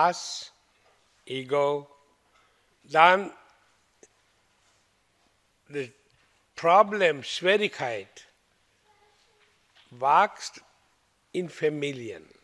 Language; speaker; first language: German; non-native, learner; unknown